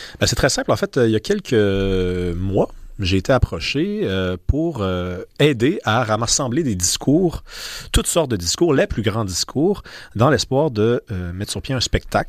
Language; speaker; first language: French; native; French